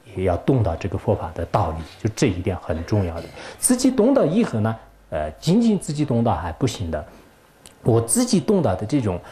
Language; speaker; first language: Chinese; non-native, local second language; Tibetan